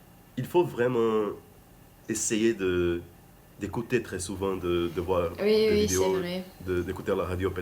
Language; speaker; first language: French; non-native, fluent; Portuguese